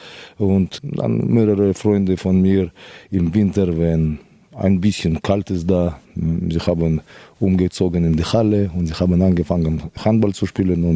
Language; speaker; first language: German; non-native, fluent; Russian